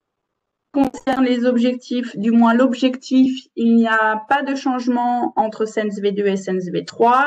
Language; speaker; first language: French; native; French